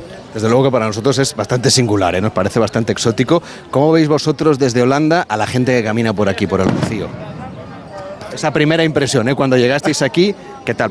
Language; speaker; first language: Spanish; native; Spanish